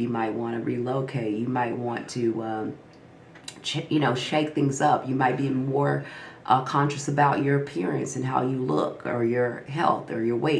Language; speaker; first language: English; native; English